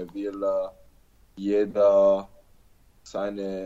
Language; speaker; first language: German; non-native, learner; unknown